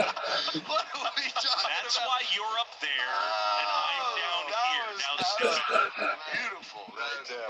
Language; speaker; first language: English; native; English